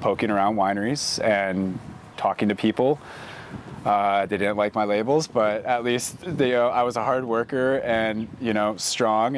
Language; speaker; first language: English; native; English